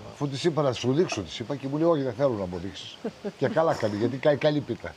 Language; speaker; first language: Greek; native; Greek